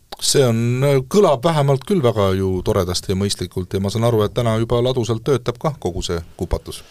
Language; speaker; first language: Estonian; native; Estonian